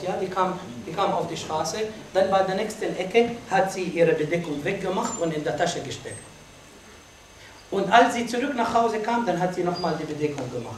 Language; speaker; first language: German; non-native, fluent; Arabic